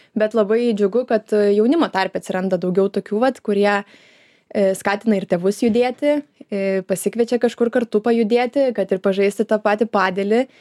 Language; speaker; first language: Lithuanian; native; Lithuanian